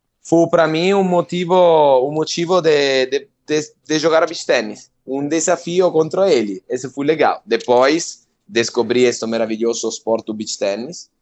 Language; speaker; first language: Portuguese; non-native, learner; Italian